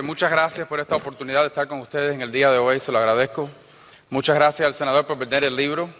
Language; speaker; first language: Spanish; early bilingual, heritage; Spanish